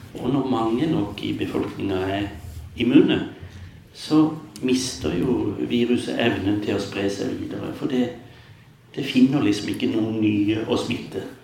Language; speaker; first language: Norwegian; native; Norwegian